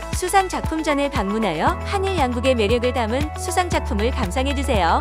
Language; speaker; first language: Korean; native; Korean